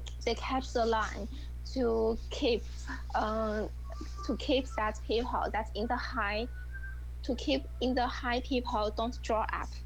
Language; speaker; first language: English; non-native, learner; Chinese